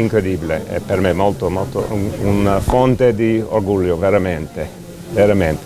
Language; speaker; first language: Italian; non-native, fluent; English